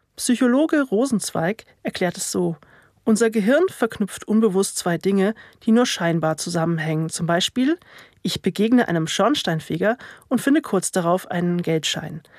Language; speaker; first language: German; native; German